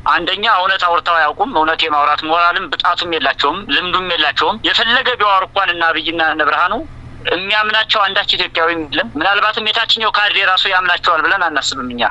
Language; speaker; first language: Amharic; native; Amharic